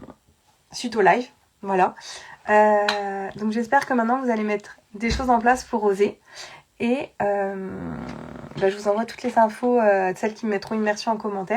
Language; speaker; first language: French; native; French